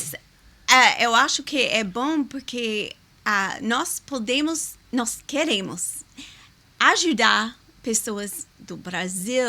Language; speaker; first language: Portuguese; non-native, learner; English